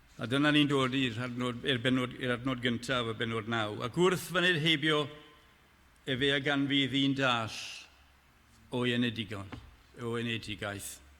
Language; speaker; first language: Welsh; native; Welsh